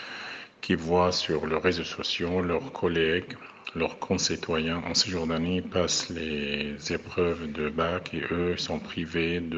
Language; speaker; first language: French; non-native, fluent; Arabic